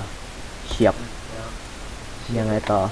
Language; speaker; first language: Thai; native; Thai